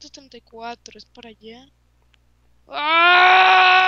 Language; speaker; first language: Spanish; native; Spanish